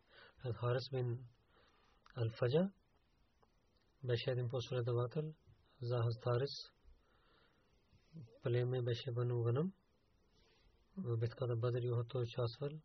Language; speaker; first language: Bulgarian; non-native, learner; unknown